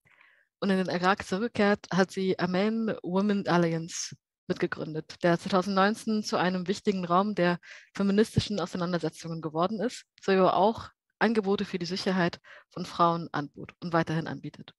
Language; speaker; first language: German; native; German